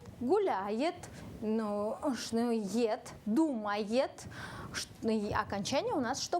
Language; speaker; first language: Russian; non-native, local second language; Kyrgyz